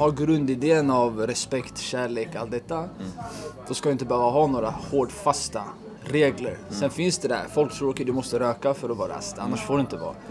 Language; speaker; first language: Swedish; native; Swedish